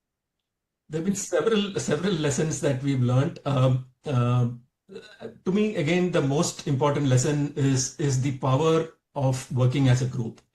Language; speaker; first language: English; non-native, local second language; Tamil